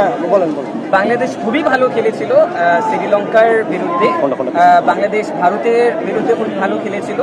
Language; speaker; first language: Bangla; non-native, learner; Urdu